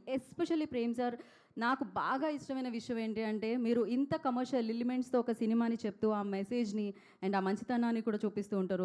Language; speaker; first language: Telugu; native; Telugu